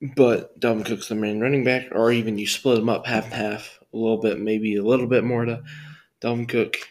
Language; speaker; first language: English; native; English